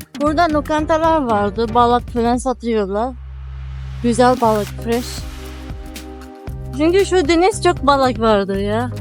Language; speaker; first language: Turkish; non-native, learner; Arabic